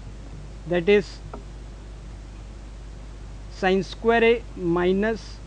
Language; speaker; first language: English; non-native, local second language; Gujarati